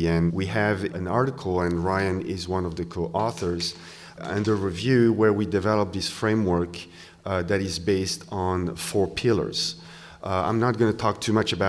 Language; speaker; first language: English; non-native, fluent; French